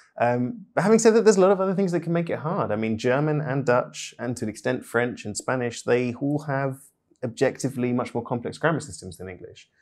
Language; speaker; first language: English; native; English